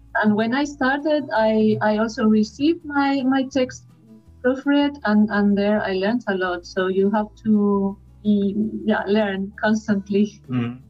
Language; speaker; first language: English; non-native, fluent; Spanish